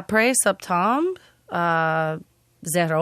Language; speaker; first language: French; non-native, learner; English